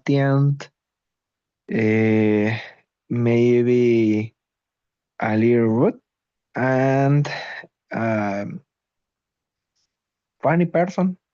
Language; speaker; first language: English; non-native, learner; Spanish